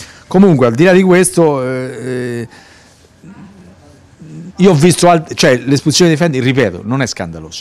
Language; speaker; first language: Italian; native; Italian